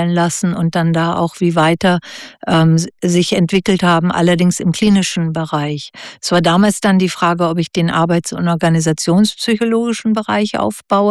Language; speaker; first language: German; native; German